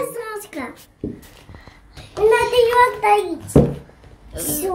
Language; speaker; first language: Russian; early bilingual, heritage; Russian